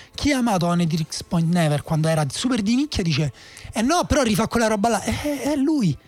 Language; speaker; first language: Italian; native; Italian